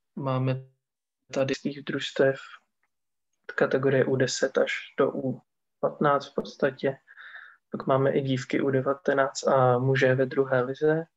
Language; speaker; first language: Czech; non-native, local second language; Romany